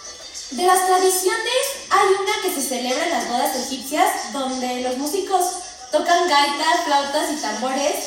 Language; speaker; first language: Spanish; native; Spanish